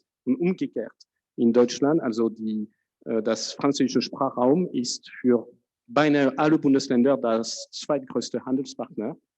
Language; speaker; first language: German; non-native, fluent; French